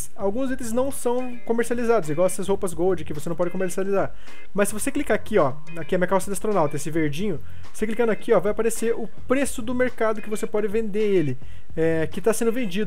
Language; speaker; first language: Portuguese; native; Portuguese